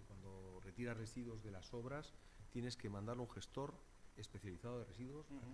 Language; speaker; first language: Spanish; native; Spanish